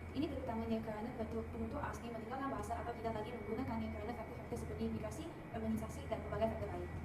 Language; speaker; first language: Malay; non-native, local second language; English